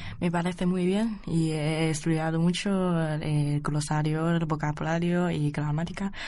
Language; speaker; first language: Spanish; non-native, learner; Chinese